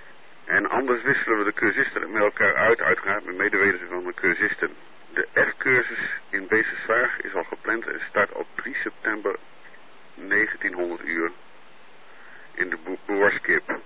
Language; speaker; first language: Dutch; native; Dutch